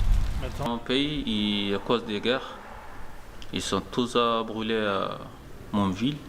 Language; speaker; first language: French; non-native, learner; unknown